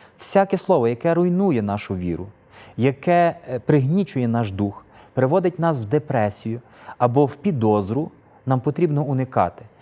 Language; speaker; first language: Ukrainian; native; Ukrainian